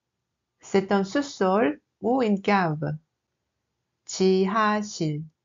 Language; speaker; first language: French; non-native, fluent; Korean